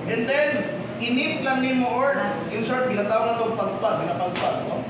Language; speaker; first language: Cebuano; native; Cebuano